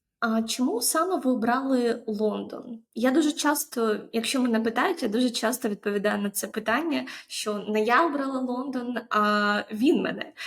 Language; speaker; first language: Ukrainian; native; Ukrainian